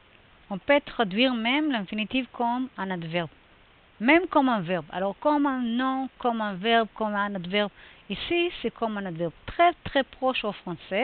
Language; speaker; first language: French; non-native, fluent; Hebrew